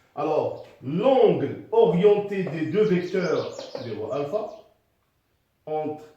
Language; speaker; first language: French; non-native, local second language; Arabic